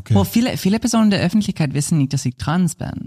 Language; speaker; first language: German; non-native, fluent; English